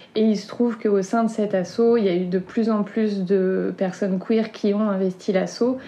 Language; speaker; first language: French; native; French